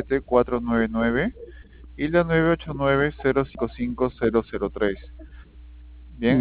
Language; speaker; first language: Spanish; native; Spanish